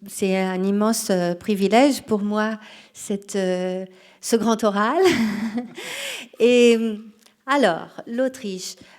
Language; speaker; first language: French; non-native, fluent; Portuguese